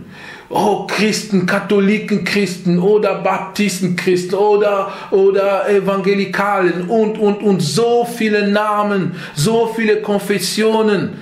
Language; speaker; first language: German; non-native, fluent; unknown